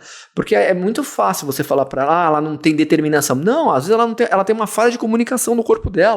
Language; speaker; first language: Portuguese; native; Portuguese